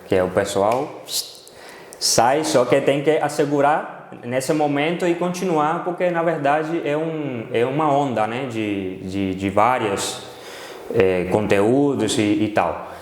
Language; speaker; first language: Portuguese; non-native, fluent; Spanish